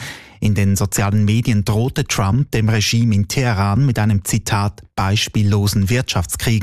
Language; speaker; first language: German; native; German